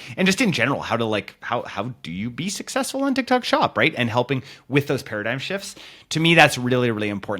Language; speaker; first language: English; native; English